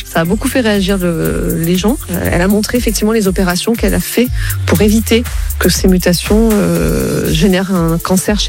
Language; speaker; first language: French; native; French